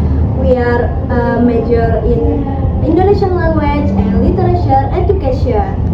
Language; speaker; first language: English; non-native, learner; Indonesian